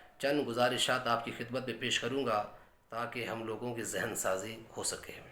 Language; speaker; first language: Urdu; native; Urdu